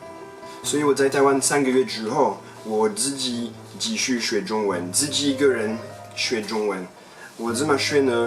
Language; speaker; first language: Chinese; non-native, fluent; French